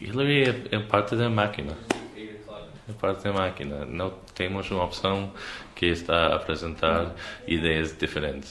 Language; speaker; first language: Portuguese; non-native, learner; English